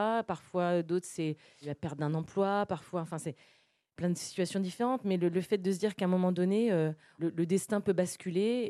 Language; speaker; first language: French; native; French